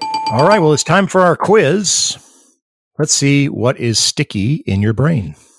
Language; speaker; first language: English; early bilingual, other home language; Spanish